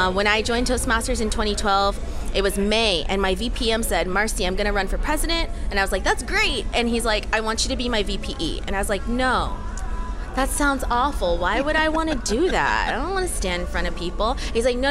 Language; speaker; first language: English; native; English